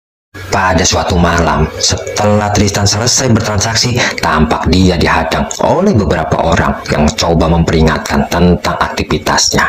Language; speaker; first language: Indonesian; native; Indonesian